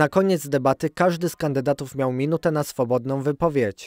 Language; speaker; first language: Polish; native; Polish